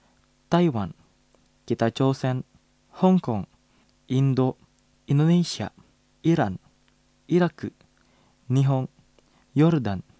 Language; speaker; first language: Japanese; non-native, fluent; Indonesian